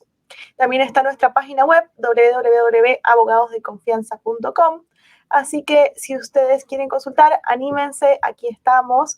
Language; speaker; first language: Spanish; native; Spanish